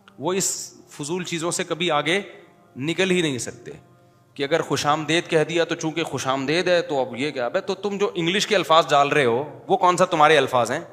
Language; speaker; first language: Urdu; native; Urdu